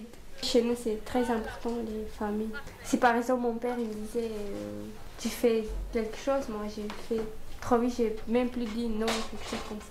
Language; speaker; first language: French; early bilingual, other home language; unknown